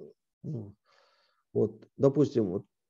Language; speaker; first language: Russian; native; Russian